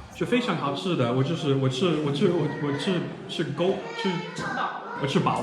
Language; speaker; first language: Chinese; non-native, learner; English